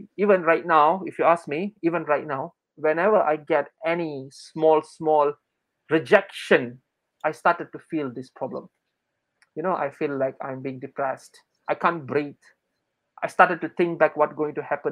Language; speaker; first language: English; non-native, local second language; Malay